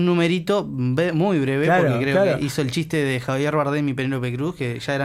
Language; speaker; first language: Spanish; native; Spanish